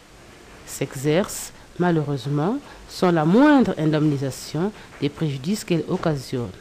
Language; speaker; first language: French; non-native, local second language; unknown